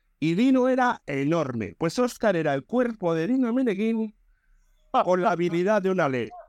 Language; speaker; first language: Spanish; native; Spanish